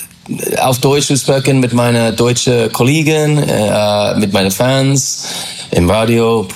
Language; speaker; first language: German; non-native, learner; English